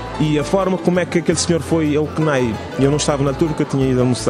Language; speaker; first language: Portuguese; non-native, local second language; Kabuverdianu